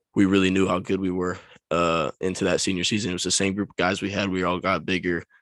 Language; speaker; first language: English; native; English